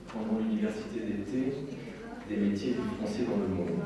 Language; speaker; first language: French; native; French